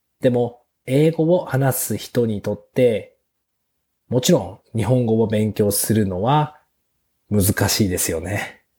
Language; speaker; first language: Japanese; native; Japanese